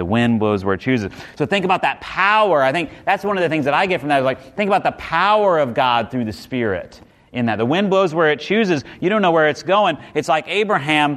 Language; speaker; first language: English; native; English